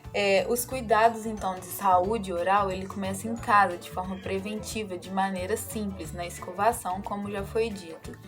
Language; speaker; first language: Portuguese; native; Portuguese